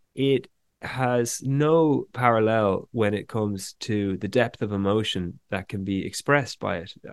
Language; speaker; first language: English; native; English